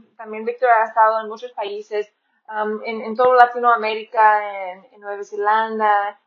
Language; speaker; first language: Spanish; non-native, fluent; English